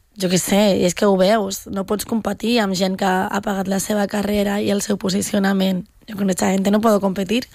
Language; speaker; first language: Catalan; non-native, local second language; Spanish